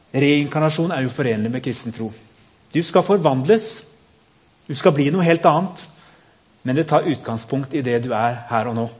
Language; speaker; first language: Norwegian; native; Norwegian